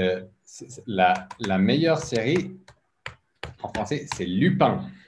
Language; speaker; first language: French; non-native, learner; English